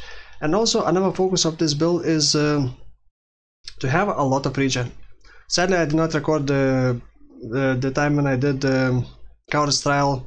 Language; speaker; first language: English; non-native, fluent; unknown